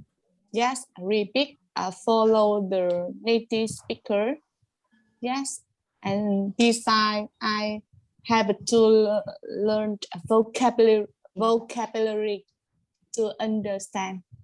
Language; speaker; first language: English; non-native, learner; Vietnamese